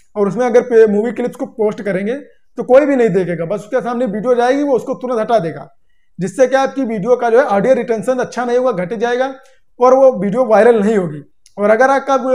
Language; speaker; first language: Hindi; native; Hindi